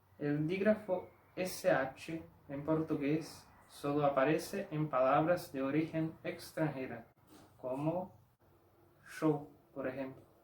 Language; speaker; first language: Spanish; non-native, fluent; Portuguese